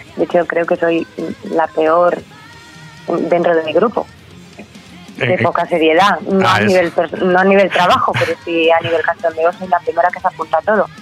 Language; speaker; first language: Spanish; native; Spanish